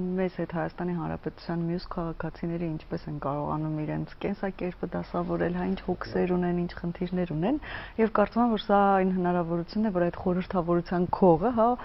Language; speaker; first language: Armenian; native; Armenian